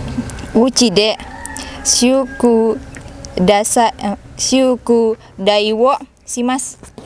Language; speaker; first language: Japanese; non-native, learner; Indonesian